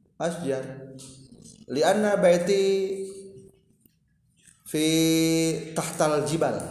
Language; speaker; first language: Arabic; non-native, learner; Indonesian